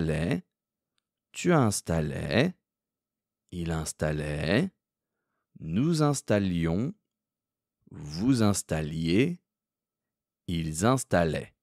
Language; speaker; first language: French; non-native, fluent; Korean